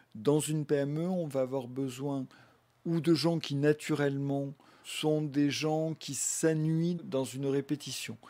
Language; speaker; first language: French; native; French